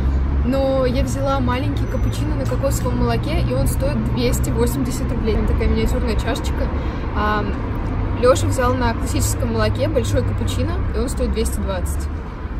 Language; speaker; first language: Russian; native; Russian